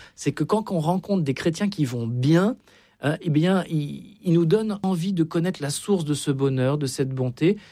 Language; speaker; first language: French; native; French